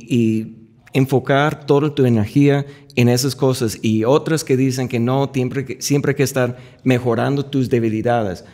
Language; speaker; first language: Spanish; non-native, fluent; English